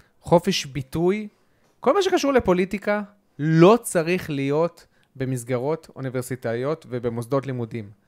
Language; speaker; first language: Hebrew; native; Hebrew